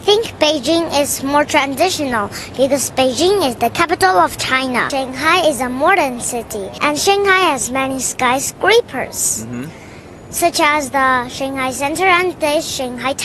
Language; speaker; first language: English; non-native, learner; Chinese